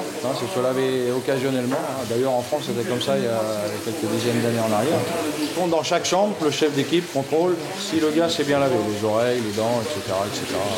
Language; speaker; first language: French; native; French